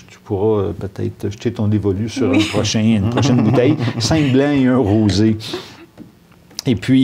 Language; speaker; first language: French; native; French